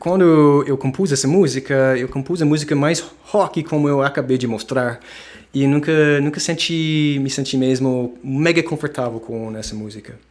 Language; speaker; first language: Portuguese; non-native, fluent; English